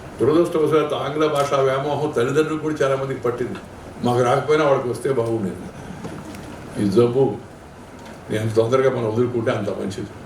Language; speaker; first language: Telugu; native; Telugu